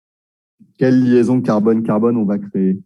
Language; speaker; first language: French; native; French